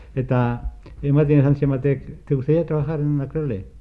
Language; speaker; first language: Spanish; non-native, local second language; Basque